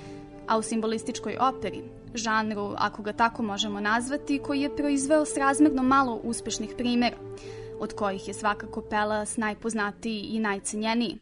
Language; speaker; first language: Serbian; native; Serbian